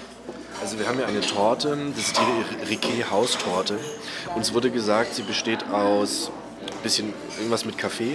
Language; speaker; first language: German; native; German